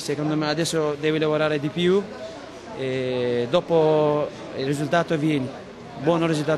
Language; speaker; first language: Italian; non-native, learner; Turkish